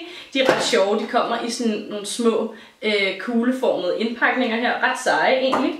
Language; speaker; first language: Danish; native; Danish